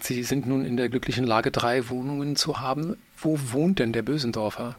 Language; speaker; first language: German; native; German